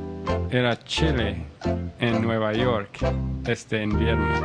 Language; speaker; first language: Spanish; non-native, learner; English